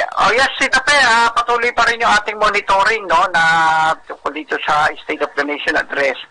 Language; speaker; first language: Filipino; non-native, local second language; Iloko